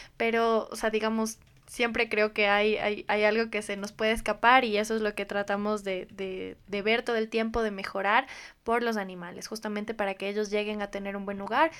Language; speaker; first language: Spanish; native; Spanish